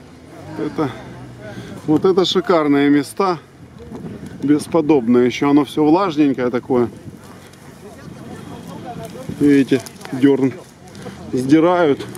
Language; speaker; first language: Russian; native; Russian